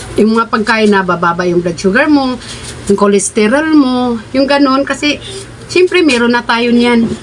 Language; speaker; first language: Filipino; non-native, local second language; Cebuano